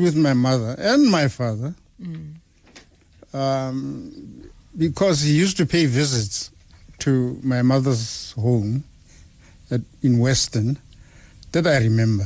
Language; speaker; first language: English; non-native, local second language; Tswana